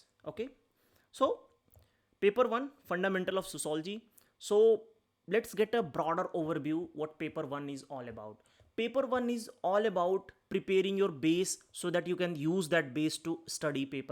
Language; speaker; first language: English; non-native, local second language; Hindi